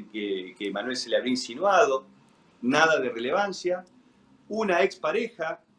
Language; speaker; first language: Spanish; native; Spanish